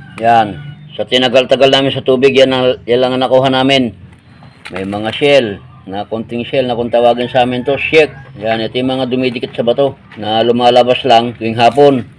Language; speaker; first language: Filipino; non-native, local second language; Iloko